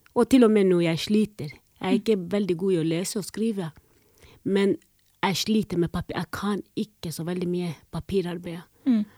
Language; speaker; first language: Norwegian; non-native, fluent; Somali